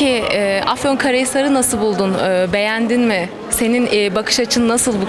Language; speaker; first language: Turkish; native; Turkish